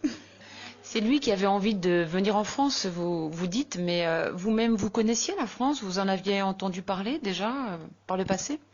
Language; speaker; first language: French; native; French